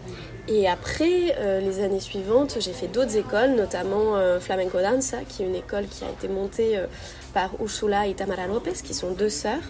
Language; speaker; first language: French; native; French